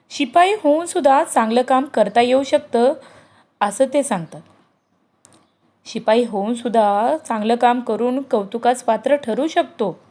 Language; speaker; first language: Marathi; native; Marathi